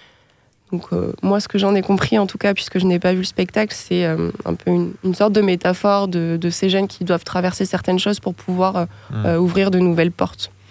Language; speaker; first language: French; native; French